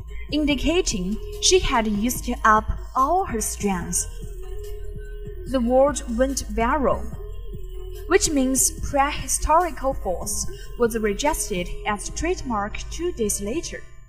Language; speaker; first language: English; non-native, fluent; Chinese